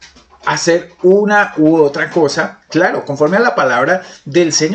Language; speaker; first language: Spanish; native; Spanish